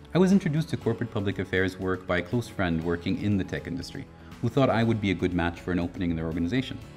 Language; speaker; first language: English; non-native, fluent; Arabic